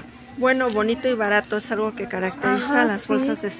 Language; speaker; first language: Spanish; native; Spanish